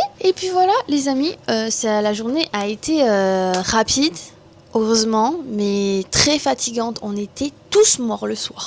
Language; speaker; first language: French; native; French